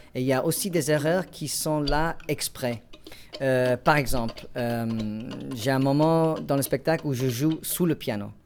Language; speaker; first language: French; non-native, fluent; English